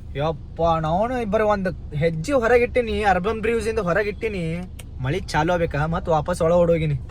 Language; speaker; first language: Kannada; native; Kannada